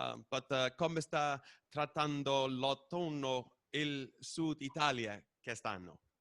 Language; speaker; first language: Italian; non-native, learner; Icelandic